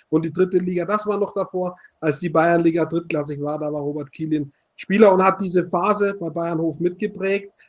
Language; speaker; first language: German; native; German